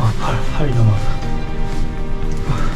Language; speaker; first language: Korean; native; Korean